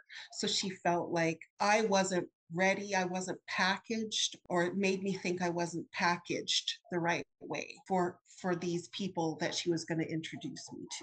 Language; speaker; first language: English; native; English